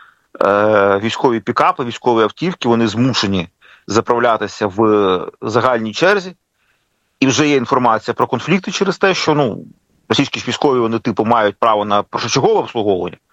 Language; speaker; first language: Ukrainian; native; Ukrainian